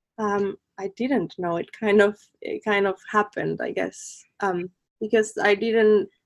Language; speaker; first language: English; non-native, fluent; Spanish